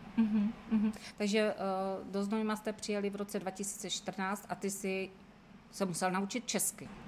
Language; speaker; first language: Czech; native; Czech